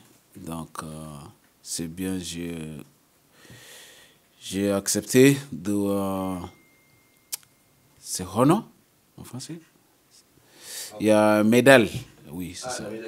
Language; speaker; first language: French; non-native, learner; English